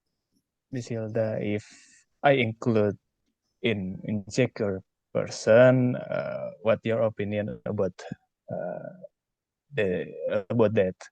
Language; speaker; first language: English; non-native, learner; Indonesian